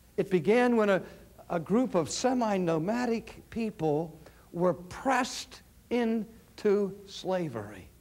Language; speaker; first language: English; native; English